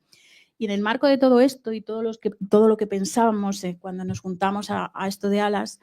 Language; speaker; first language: Spanish; native; Spanish